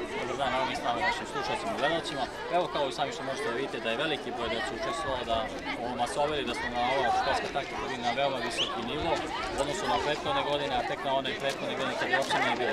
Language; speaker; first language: Serbian; native; Serbian